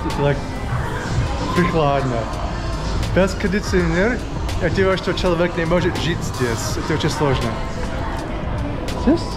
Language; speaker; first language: Russian; non-native, learner; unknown